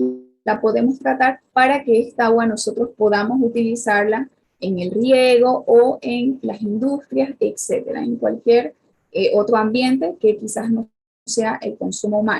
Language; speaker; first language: Spanish; native; Spanish